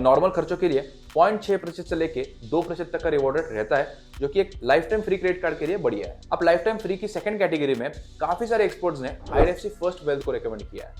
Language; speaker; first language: Hindi; native; Hindi